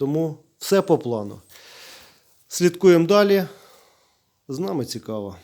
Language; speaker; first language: Ukrainian; native; Ukrainian